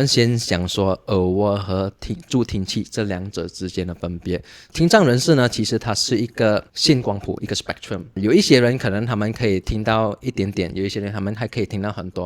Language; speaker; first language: Chinese; non-native, local second language; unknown